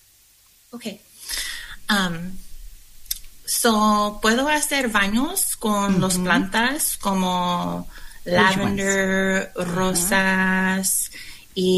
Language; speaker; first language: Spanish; non-native, learner; English